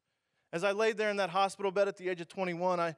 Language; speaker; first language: English; native; English